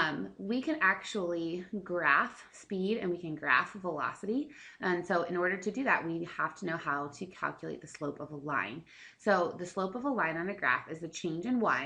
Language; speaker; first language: English; native; English